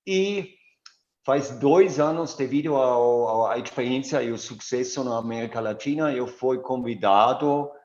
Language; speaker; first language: Portuguese; non-native, fluent; German